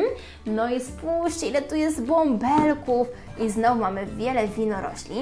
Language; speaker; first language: Polish; native; Polish